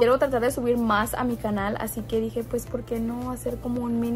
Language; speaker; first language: Spanish; early bilingual, heritage; Spanish